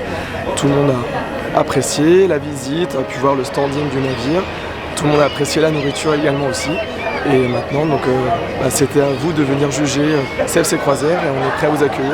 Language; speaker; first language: French; native; French